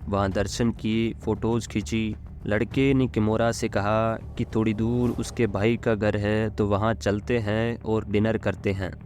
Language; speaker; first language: Hindi; native; Hindi